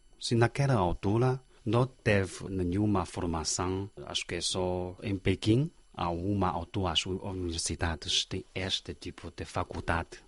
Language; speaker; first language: Portuguese; non-native, learner; Chinese